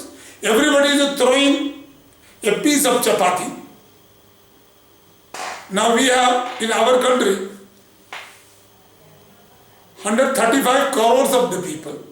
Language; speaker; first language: English; non-native, local second language; Hindi